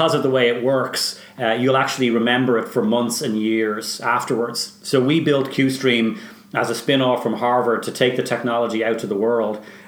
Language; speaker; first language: English; native; English